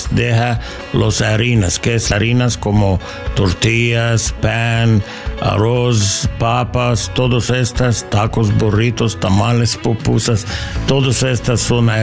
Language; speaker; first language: Spanish; non-native, learner; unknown